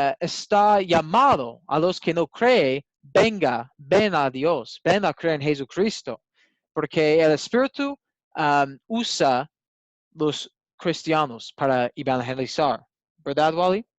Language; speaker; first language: Spanish; non-native, learner; English